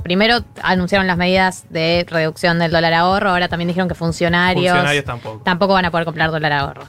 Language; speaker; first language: Spanish; native; Spanish